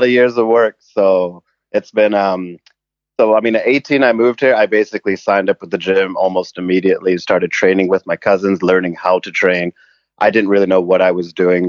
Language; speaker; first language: English; native; English